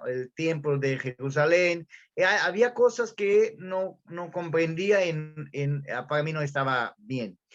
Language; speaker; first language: Spanish; non-native, learner; Portuguese